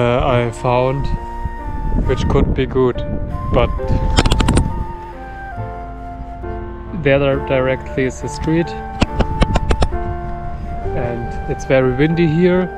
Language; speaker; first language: English; non-native, fluent; German